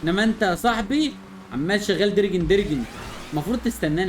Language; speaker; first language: Arabic; native; Arabic